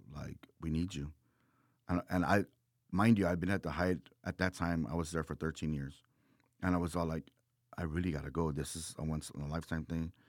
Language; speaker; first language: English; native; English